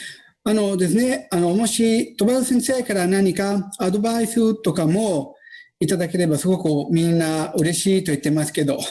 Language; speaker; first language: Japanese; non-native, fluent; Italian